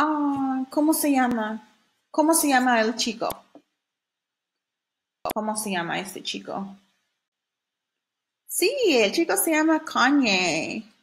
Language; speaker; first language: Spanish; non-native, fluent; English